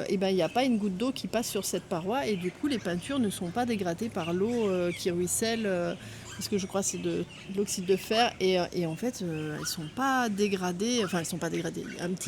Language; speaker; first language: French; native; French